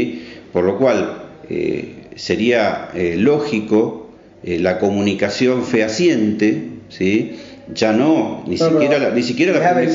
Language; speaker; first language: Spanish; native; Spanish